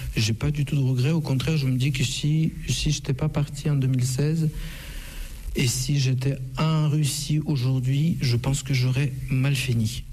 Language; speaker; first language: French; non-native, fluent; Russian